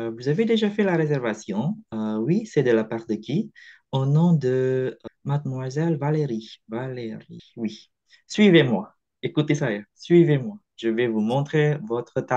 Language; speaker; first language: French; non-native, fluent; Indonesian